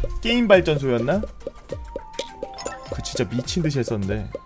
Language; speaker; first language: Korean; native; Korean